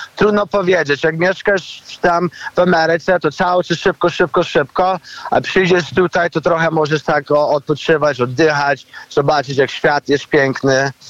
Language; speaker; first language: Polish; early bilingual, heritage; Polish